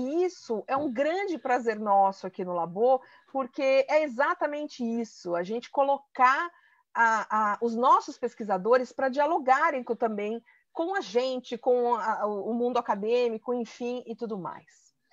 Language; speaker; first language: Portuguese; native; Portuguese